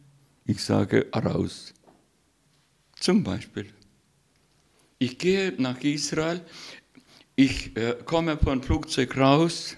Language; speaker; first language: German; non-native, learner; Russian